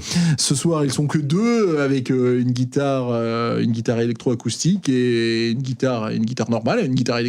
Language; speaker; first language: French; native; French